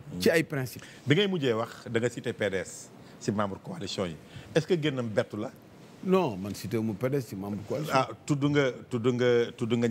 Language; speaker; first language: Wolof; native; Wolof